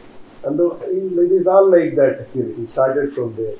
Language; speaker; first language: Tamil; non-native, learner; Kannada